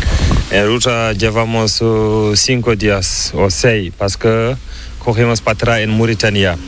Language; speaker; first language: Spanish; non-native, learner; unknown